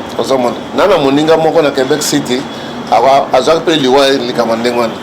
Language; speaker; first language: Lingala; native; Lingala